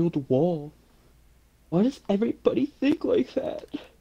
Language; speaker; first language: English; native; English